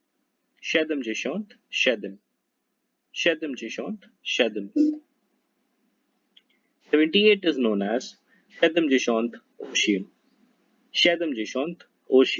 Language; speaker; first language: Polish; non-native, learner; Hindi